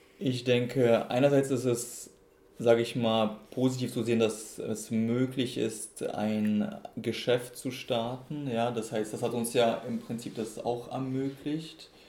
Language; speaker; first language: German; early bilingual, other home language; Russian